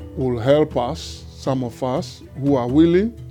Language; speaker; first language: English; non-native, local second language; Ewe